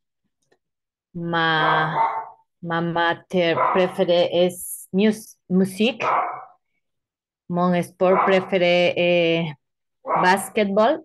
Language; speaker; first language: French; non-native, learner; Spanish